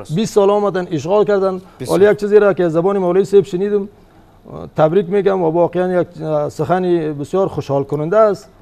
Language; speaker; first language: Persian; native; Persian